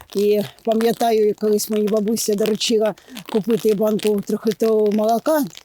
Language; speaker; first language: Ukrainian; non-native, local second language; Russian